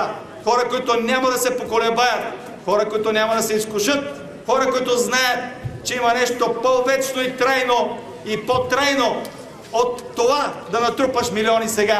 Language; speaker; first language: Bulgarian; native; Bulgarian